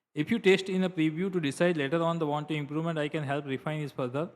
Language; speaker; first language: English; non-native, local second language; Gujarati